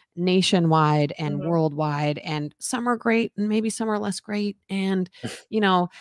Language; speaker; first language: English; native; English